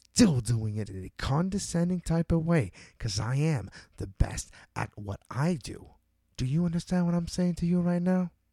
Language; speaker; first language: English; non-native, local second language; French